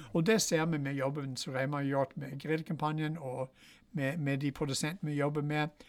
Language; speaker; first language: Norwegian; non-native, fluent; English